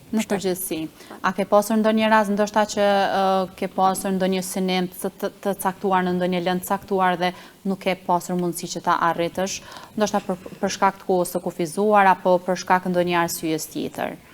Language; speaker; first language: Albanian; native; Albanian